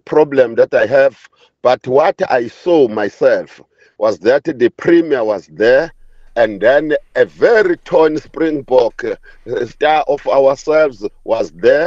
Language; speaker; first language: English; non-native, local second language; Zulu